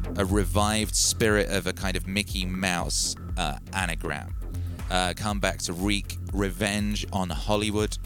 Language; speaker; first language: English; native; English